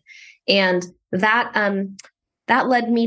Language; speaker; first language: English; native; English